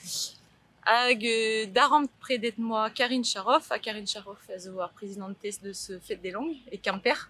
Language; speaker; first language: French; native; French